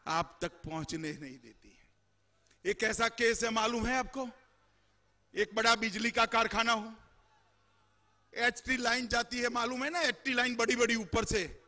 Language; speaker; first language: Hindi; non-native, local second language; Gujarati